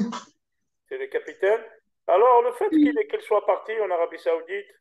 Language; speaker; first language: French; native; French